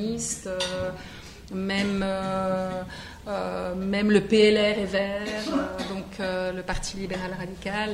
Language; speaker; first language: French; native; French